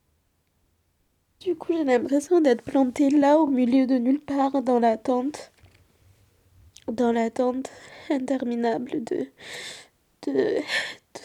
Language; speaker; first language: French; native; French